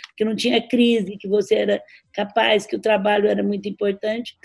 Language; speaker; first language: Portuguese; native; Portuguese